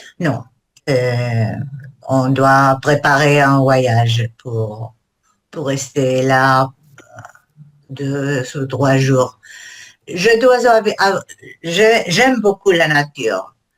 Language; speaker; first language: French; non-native, learner; Spanish